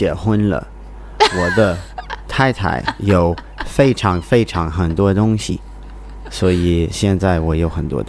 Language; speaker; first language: Chinese; non-native, learner; English